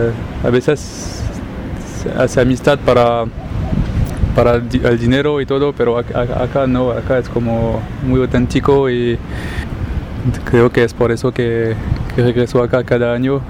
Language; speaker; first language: Spanish; non-native, fluent; French